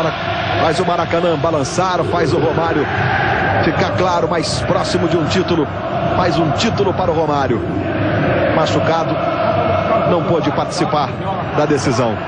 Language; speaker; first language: Portuguese; native; Portuguese